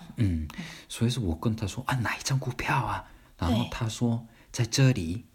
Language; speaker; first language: Chinese; non-native, fluent; Korean